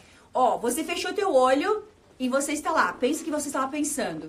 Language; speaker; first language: Portuguese; native; Portuguese